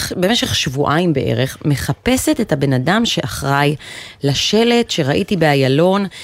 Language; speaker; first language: Hebrew; native; Hebrew